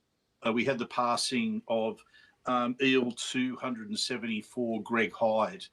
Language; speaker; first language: English; native; English